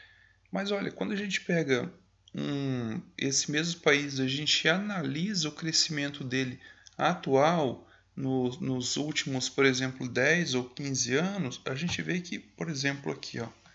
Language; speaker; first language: Portuguese; native; Portuguese